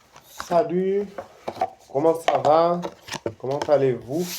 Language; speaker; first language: French; non-native, fluent; Portuguese